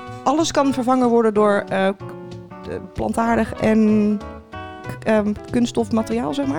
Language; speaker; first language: Dutch; native; Dutch